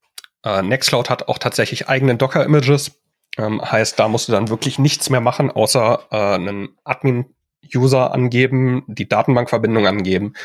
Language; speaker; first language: German; native; German